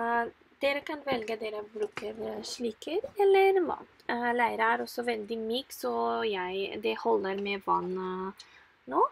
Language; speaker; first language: Norwegian; non-native, fluent; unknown